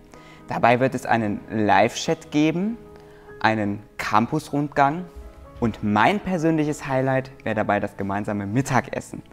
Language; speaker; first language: German; native; German